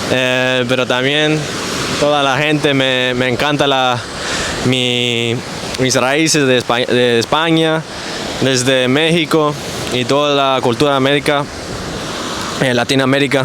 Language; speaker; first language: Spanish; early bilingual, heritage; English